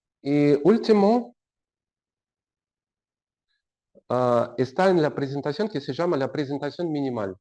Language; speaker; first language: Spanish; non-native, learner; Russian